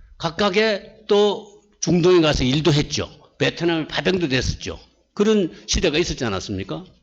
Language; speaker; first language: Korean; native; Korean